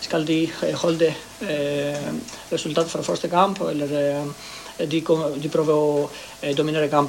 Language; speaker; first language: Norwegian; non-native, learner; Greek